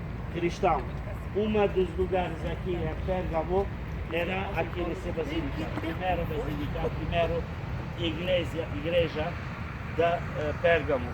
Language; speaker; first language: Portuguese; non-native, fluent; Turkish